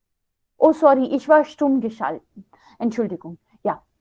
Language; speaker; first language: German; non-native, fluent; Hindi